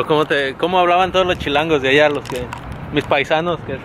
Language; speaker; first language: Spanish; native; Spanish